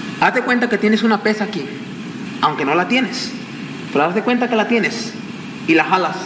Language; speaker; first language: Spanish; non-native, local second language; Nahuatl languages